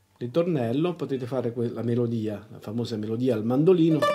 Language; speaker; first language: Italian; native; Italian